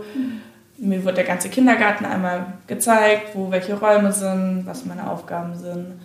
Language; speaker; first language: German; native; German